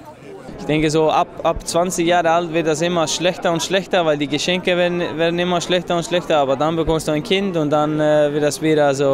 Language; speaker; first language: German; non-native, fluent; Icelandic